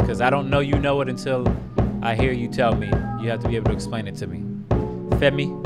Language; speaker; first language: English; native; English